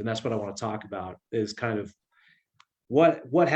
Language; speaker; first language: English; native; English